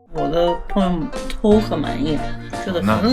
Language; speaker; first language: Chinese; non-native, fluent; English